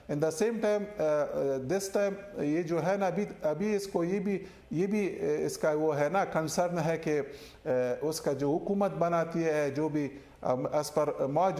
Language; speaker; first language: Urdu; non-native, learner; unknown